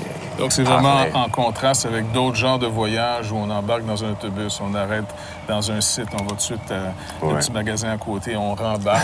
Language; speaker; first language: French; native; French